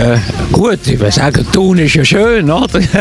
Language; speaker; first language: German; native; German